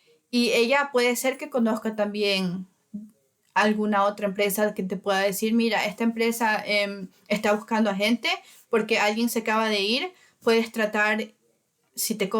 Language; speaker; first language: Spanish; early bilingual, heritage; Spanish